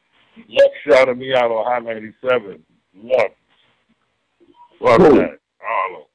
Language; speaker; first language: English; native; English